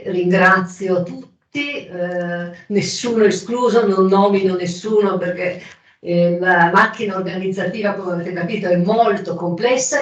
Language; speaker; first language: Italian; native; Italian